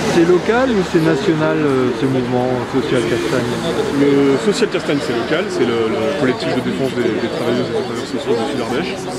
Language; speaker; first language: French; native; French